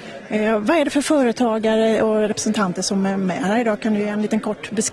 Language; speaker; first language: Swedish; native; Swedish